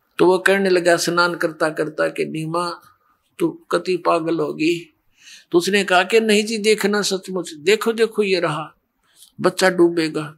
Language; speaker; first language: Hindi; native; Hindi